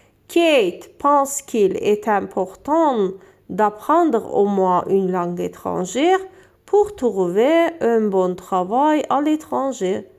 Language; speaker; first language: French; non-native, fluent; Azerbaijani